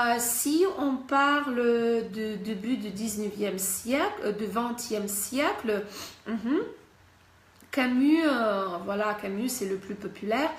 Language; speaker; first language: French; non-native, fluent; Russian